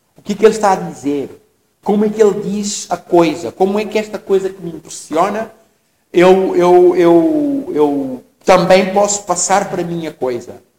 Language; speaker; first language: Portuguese; non-native, local second language; Tsonga